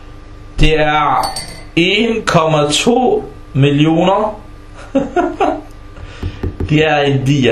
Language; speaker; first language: Danish; early bilingual, other home language; Arabic